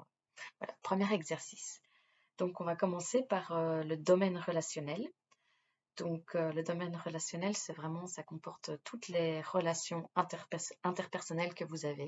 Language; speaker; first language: French; native; French